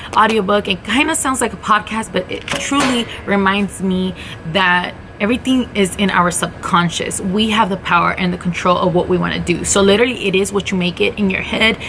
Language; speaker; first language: English; early bilingual, other home language; Spanish